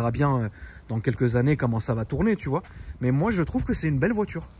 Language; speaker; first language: French; native; French